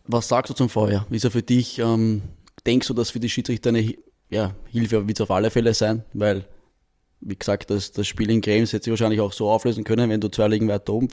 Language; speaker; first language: German; native; German